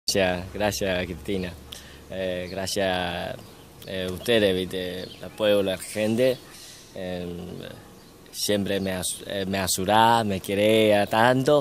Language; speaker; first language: Spanish; non-native, learner; Chinese